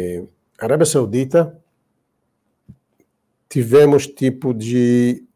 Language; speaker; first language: Portuguese; non-native, fluent; Hebrew